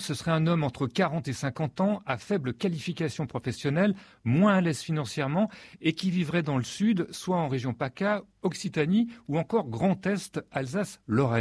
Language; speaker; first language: French; native; French